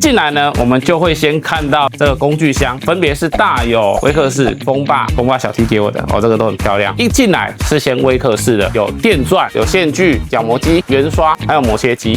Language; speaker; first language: Chinese; native; Chinese